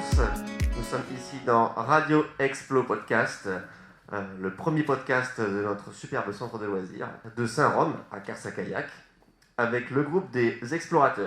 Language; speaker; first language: French; native; French